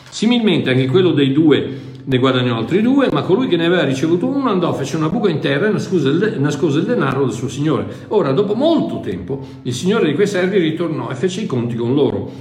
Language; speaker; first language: Italian; non-native, fluent; English